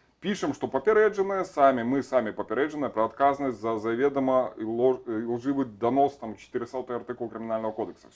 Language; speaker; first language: Belarusian; non-native, local second language; Russian